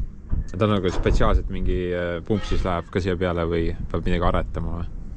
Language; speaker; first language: Estonian; native; Estonian